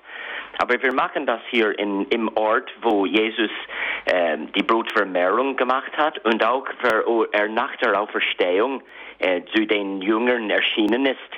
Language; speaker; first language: German; non-native, fluent; English